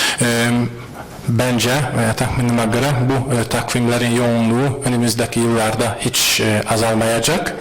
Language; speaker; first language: Turkish; non-native, fluent; Hungarian